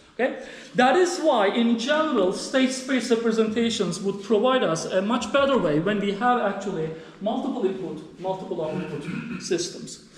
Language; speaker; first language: English; non-native, fluent; Turkish